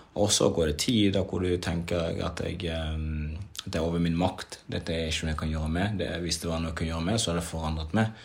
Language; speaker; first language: Norwegian; early bilingual, other home language; Swahili